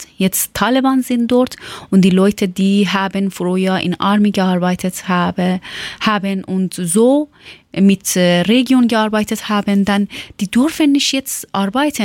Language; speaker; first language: German; non-native, learner; Persian